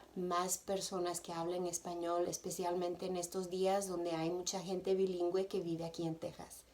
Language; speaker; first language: Spanish; early bilingual, other home language; English